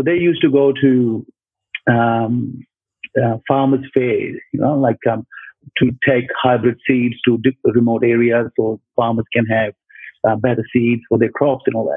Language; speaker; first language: English; non-native, local second language; Punjabi